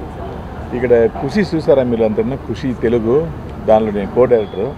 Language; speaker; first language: Telugu; non-native, learner; Tamil